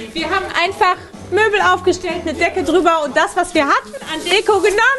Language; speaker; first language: German; native; German